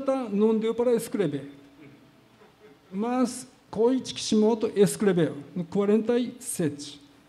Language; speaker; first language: Portuguese; non-native, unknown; Japanese